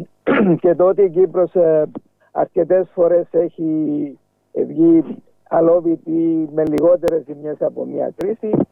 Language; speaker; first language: Greek; native; Greek